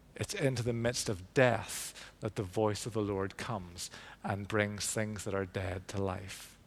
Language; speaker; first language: English; native; English